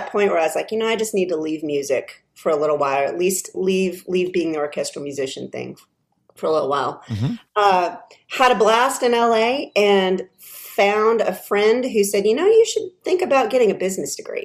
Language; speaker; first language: English; native; English